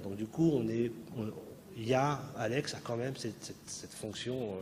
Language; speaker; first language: French; native; French